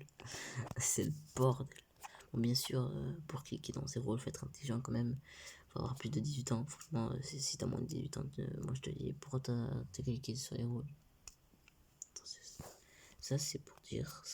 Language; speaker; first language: French; native; French